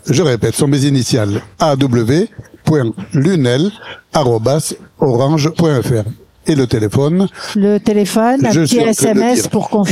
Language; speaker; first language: French; native; French